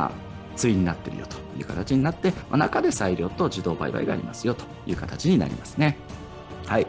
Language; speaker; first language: Japanese; native; Japanese